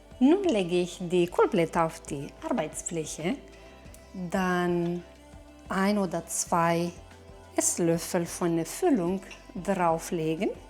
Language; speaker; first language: German; non-native, fluent; Romanian